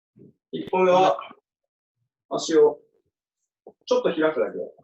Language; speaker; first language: Japanese; native; Japanese